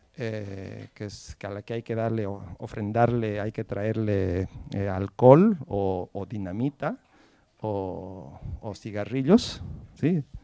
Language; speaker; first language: Spanish; native; Spanish